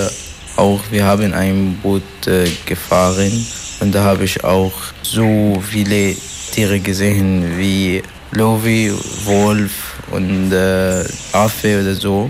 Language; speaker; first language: German; non-native, learner; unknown